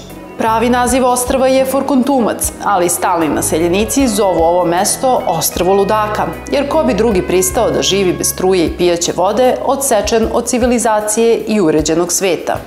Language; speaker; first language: Serbian; native; Serbian